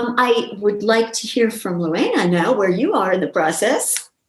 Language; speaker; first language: English; native; English